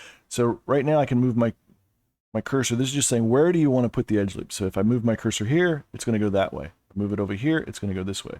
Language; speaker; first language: English; native; English